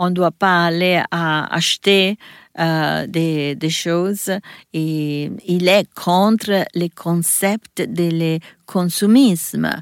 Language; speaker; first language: French; non-native, learner; Italian